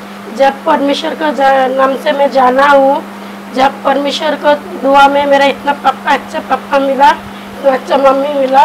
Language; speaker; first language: Hindi; non-native, local second language; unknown